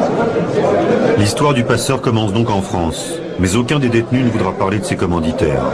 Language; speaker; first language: French; native; French